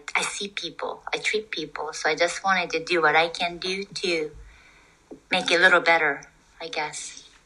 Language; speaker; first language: English; non-native, fluent; Japanese